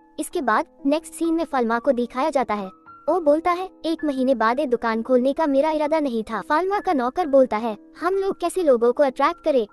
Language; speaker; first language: Hindi; non-native, local second language; Bangla